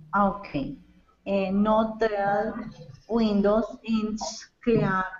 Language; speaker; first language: English; non-native, learner; Spanish